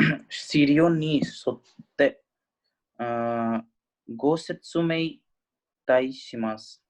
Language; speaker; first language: Japanese; non-native, learner; Hindi